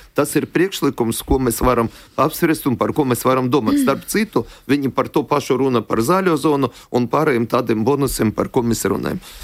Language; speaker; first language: Latvian; non-native, local second language; Russian